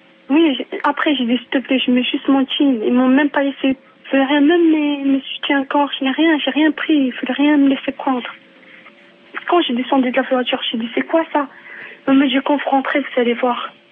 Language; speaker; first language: French; non-native, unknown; Arabic